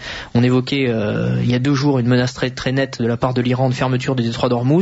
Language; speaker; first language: French; native; French